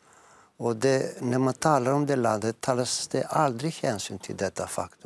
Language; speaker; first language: Swedish; non-native, fluent; Greek